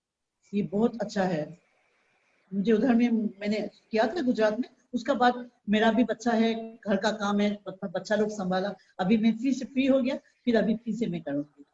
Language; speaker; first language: Hindi; non-native, local second language; Assamese